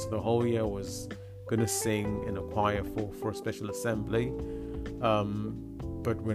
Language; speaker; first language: English; non-native, local second language; Shona